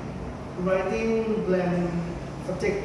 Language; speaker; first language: English; non-native, learner; Thai